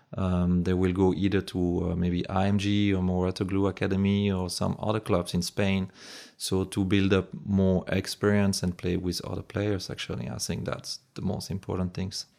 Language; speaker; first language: English; native; English